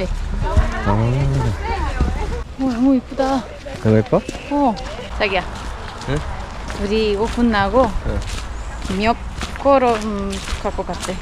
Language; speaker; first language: Korean; non-native, learner; Spanish